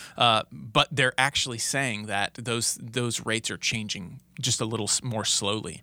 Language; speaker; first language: English; native; English